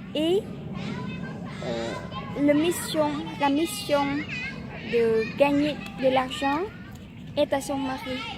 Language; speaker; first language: French; non-native, learner; Vietnamese